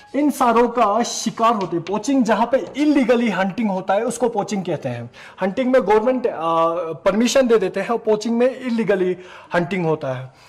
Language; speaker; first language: Hindi; non-native, local second language; Ladakhi